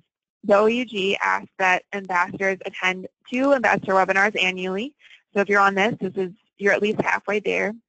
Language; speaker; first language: English; native; English